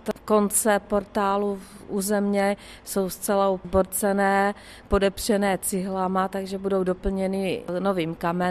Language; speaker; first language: Czech; native; Czech